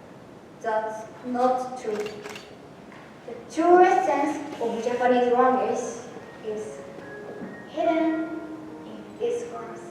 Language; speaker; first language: English; non-native, learner; Japanese